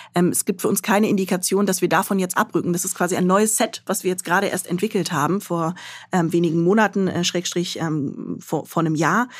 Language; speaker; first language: German; early bilingual, other home language; Arabic